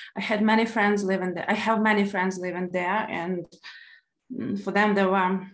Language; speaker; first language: English; non-native, fluent; Ukrainian